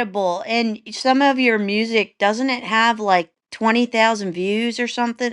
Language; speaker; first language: English; native; English